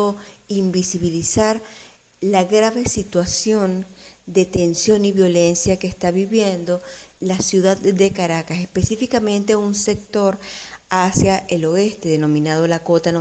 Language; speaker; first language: Spanish; native; Spanish